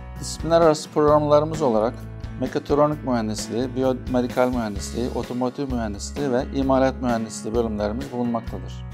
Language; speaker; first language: Turkish; native; Turkish